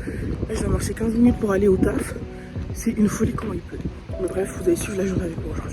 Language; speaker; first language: French; native; French